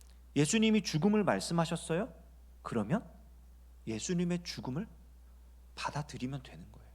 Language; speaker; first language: Korean; native; Korean